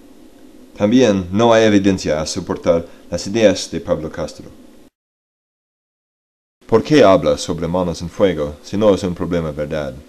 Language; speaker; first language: Spanish; non-native, learner; English